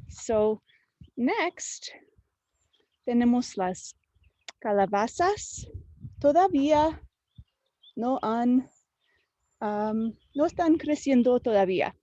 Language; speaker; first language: Spanish; non-native, fluent; English